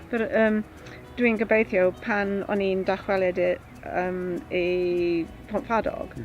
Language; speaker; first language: Welsh; non-native, learner; English